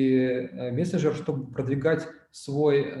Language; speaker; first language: Russian; native; Russian